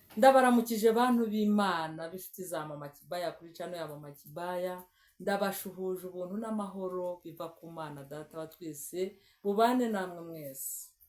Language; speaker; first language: Kinyarwanda; native; Kinyarwanda